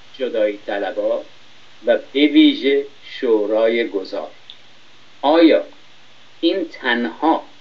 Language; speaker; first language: Persian; native; Persian